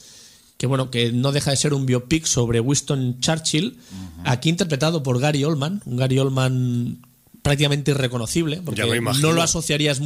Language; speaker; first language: Spanish; native; Spanish